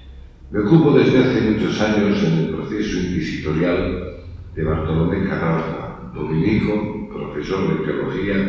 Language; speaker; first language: Spanish; native; Spanish